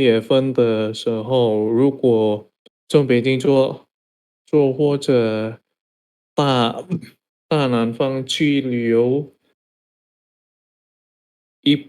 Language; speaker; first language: Chinese; non-native, learner; Indonesian